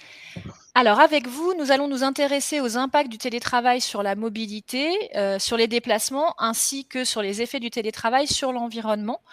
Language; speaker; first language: French; native; French